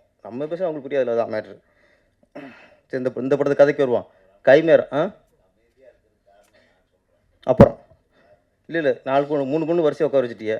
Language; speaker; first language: Tamil; native; Tamil